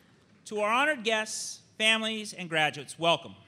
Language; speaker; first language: English; native; English